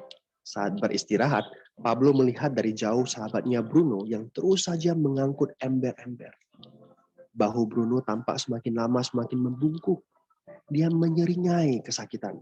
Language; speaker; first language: Indonesian; native; Indonesian